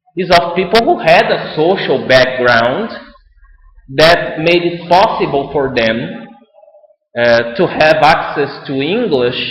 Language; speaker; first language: English; non-native, fluent; Portuguese